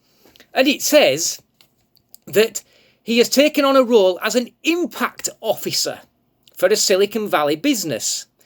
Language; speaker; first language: English; native; English